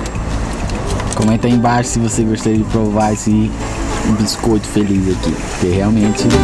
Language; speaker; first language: Portuguese; native; Portuguese